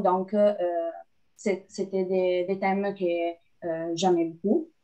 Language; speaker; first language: French; non-native, fluent; Italian